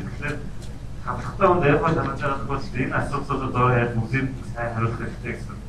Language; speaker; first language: Mongolian; native; Mongolian